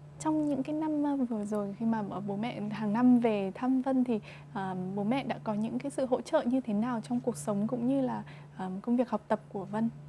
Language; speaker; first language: Vietnamese; native; Vietnamese